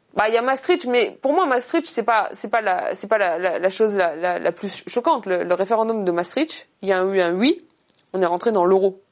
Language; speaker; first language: French; native; French